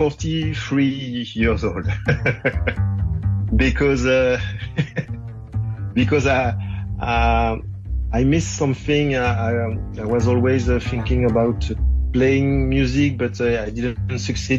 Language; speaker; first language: English; non-native, fluent; French